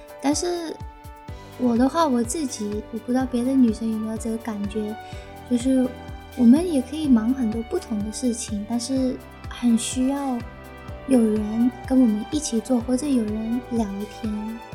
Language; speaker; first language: Chinese; early bilingual, heritage; Chinese